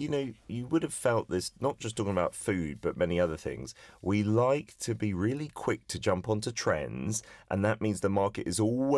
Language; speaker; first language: English; native; English